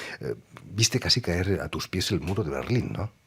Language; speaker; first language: Spanish; native; Spanish